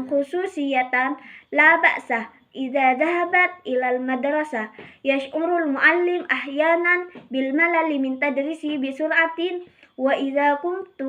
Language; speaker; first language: Arabic; non-native, learner; Indonesian